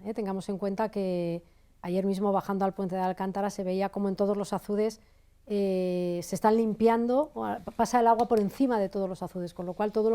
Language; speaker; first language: Spanish; native; Spanish